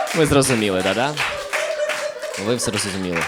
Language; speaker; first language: Ukrainian; native; Ukrainian